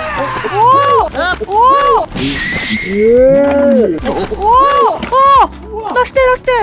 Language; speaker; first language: Korean; native; Korean